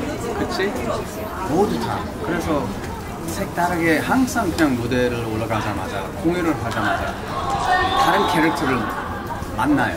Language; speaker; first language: Korean; early bilingual, heritage; Korean